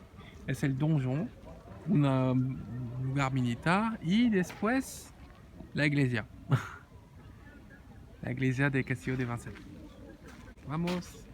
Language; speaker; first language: Spanish; non-native, learner; French